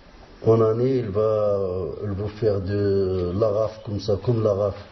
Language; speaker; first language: French; non-native, learner; Arabic